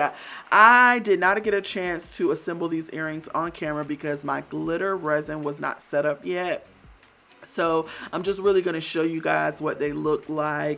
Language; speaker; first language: English; native; English